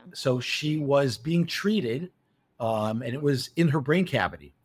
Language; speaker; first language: English; native; English